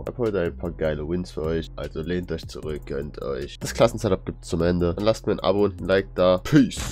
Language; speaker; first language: German; native; German